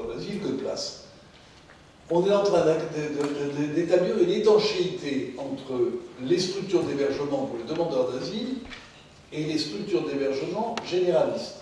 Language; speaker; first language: French; native; French